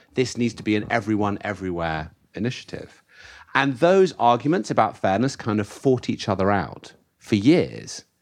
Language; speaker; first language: English; native; English